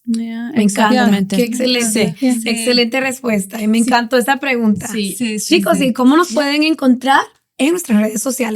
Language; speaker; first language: Spanish; native; Spanish